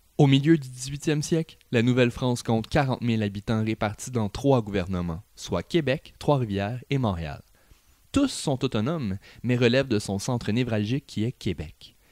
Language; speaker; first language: French; native; French